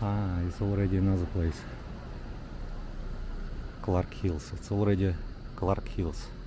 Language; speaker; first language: English; non-native, learner; Russian